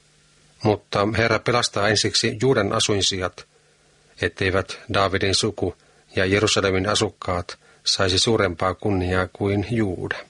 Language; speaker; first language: Finnish; native; Finnish